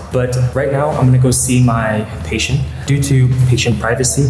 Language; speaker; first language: English; non-native, fluent; Spanish